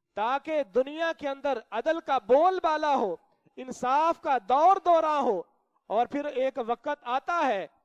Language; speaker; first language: Urdu; non-native, local second language; Punjabi